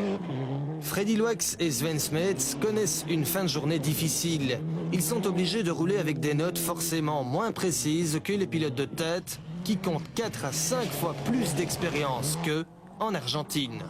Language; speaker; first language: French; native; French